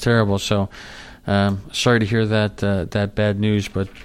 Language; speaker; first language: English; native; English